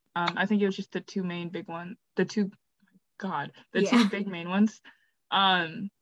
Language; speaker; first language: English; native; English